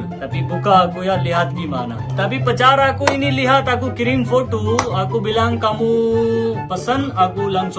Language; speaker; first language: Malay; non-native, learner; Urdu